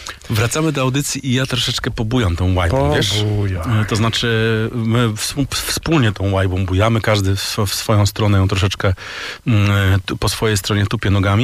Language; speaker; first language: Polish; native; Polish